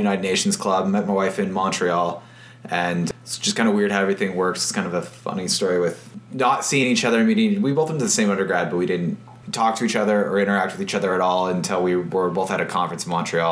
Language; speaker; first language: English; native; English